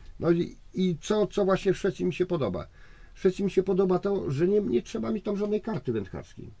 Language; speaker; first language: Polish; native; Polish